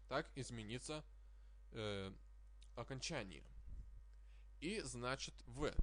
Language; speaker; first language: Russian; non-native, fluent; Lithuanian